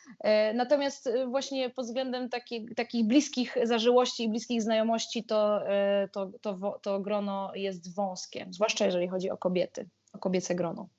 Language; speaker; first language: Polish; native; Polish